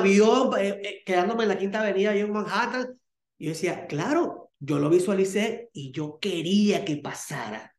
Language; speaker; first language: Spanish; native; Spanish